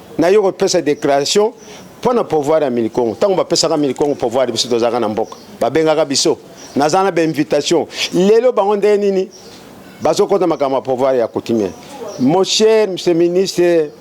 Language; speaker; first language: Lingala; non-native, local second language; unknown